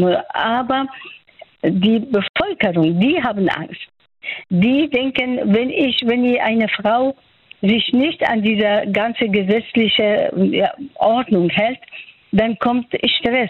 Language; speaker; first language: German; non-native, fluent; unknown